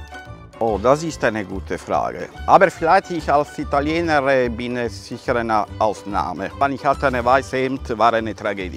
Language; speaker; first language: German; non-native, fluent; Italian